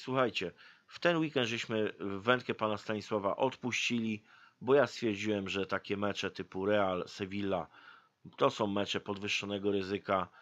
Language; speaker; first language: Polish; native; Polish